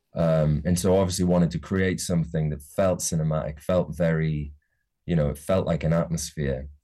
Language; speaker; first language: English; native; English